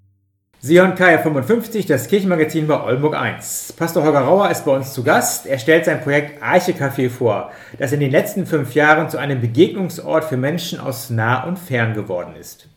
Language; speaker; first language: German; native; German